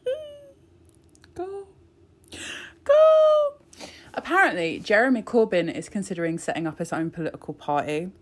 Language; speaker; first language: English; native; English